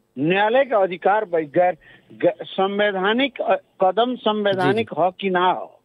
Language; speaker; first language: Bhojpuri; non-native, local second language; Maithili